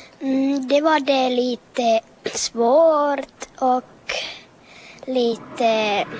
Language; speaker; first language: Swedish; non-native, local second language; Finnish